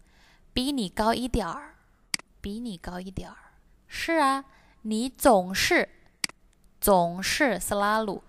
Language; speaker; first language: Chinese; non-native, fluent; Indonesian